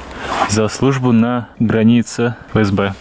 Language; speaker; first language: Russian; native; Russian